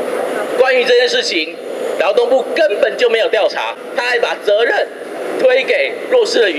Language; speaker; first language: Chinese; native; Chinese